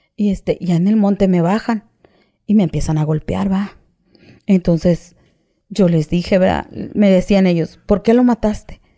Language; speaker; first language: Spanish; native; Spanish